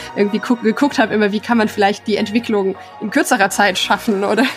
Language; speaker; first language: German; native; German